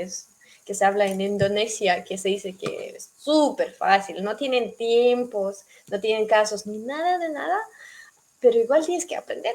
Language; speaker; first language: Spanish; non-native, fluent; Russian